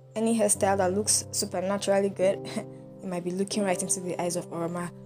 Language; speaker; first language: English; non-native, local second language; Yoruba